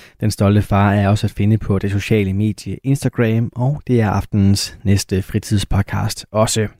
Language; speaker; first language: Danish; native; Danish